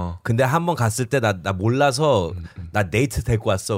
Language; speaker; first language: Korean; early bilingual, heritage; Korean